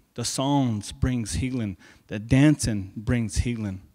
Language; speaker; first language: English; native; English